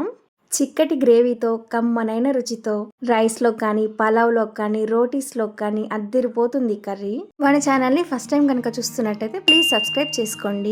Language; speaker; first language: Telugu; native; Telugu